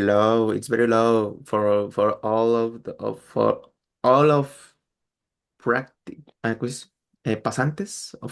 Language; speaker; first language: English; non-native, learner; Spanish